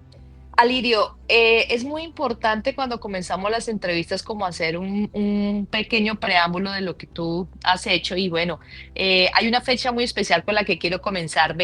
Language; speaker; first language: Spanish; native; Spanish